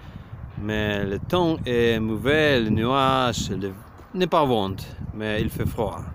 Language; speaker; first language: French; non-native, learner; Ukrainian